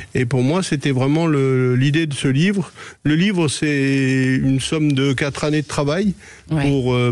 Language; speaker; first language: French; native; French